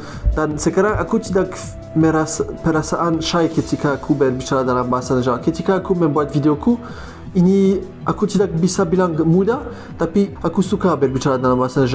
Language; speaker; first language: Indonesian; non-native, learner; French